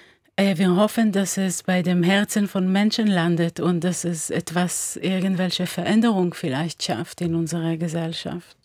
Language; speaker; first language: German; non-native, fluent; Hebrew